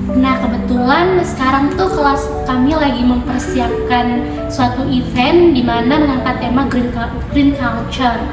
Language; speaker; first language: Indonesian; early bilingual, heritage; Indonesian